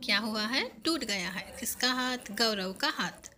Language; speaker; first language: Hindi; non-native, local second language; Telugu